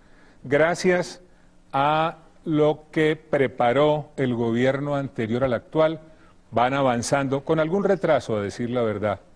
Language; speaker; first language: Spanish; native; Spanish